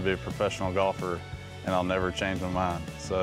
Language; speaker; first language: English; native; English